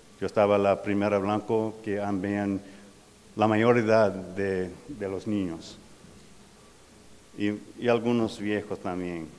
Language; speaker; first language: Spanish; non-native, learner; English